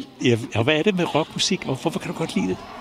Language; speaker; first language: Danish; native; Danish